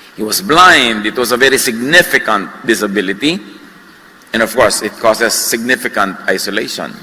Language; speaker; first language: English; non-native, local second language; Filipino